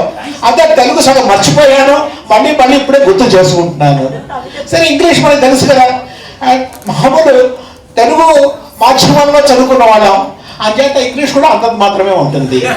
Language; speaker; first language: Telugu; native; Telugu